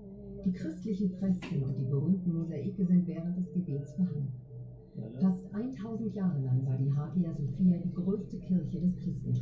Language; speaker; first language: German; native; German